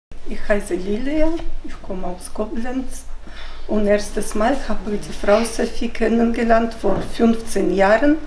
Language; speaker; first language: German; non-native, fluent; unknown